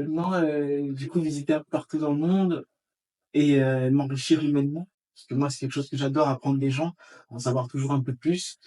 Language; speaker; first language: French; native; French